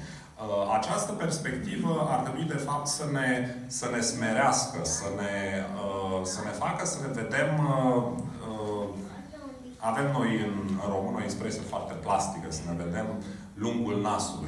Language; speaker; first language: Romanian; native; Romanian